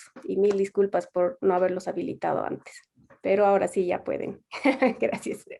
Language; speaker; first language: Spanish; native; Spanish